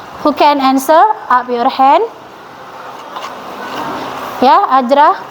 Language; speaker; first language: English; non-native, learner; Indonesian